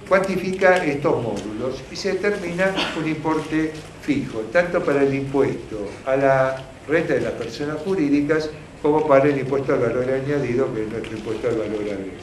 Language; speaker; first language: Spanish; native; Spanish